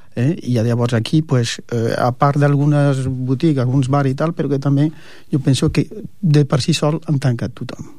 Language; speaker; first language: Catalan; non-native, local second language; Spanish